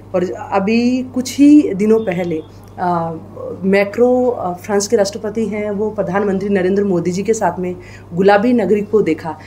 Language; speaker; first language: Hindi; native; Hindi